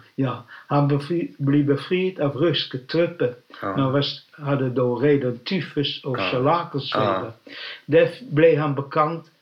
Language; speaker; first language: Swedish; non-native, learner; Dutch